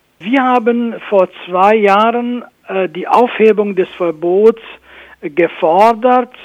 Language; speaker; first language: German; non-native, fluent; Kurdish